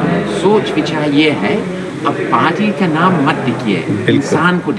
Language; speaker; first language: Hindi; non-native, fluent; English